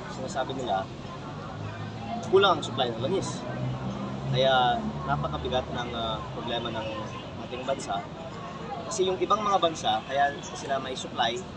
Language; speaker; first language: Filipino; native; Filipino